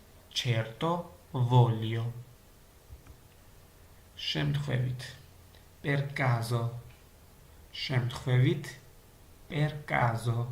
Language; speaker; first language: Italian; non-native, learner; Georgian